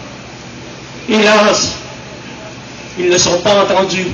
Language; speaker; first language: French; native; French